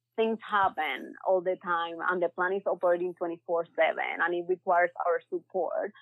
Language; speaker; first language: English; early bilingual, other home language; Spanish